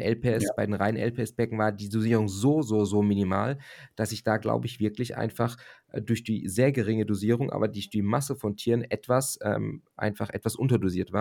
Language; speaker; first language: German; native; German